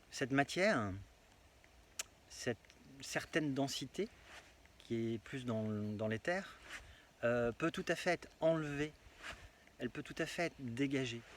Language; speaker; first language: French; native; French